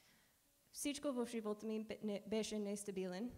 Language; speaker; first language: Bulgarian; non-native, learner; English